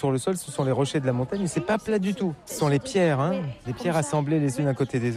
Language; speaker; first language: French; native; French